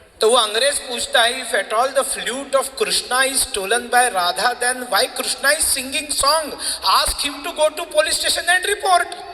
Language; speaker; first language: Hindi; non-native, local second language; Marathi